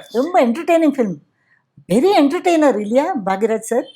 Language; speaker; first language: Tamil; non-native, fluent; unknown